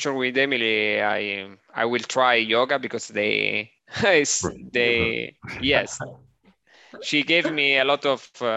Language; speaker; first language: English; non-native, learner; Italian